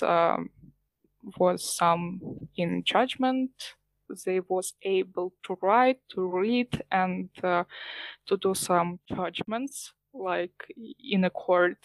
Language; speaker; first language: English; non-native, learner; Ukrainian